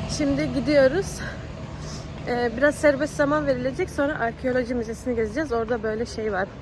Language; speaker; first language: Turkish; early bilingual, heritage; Turkish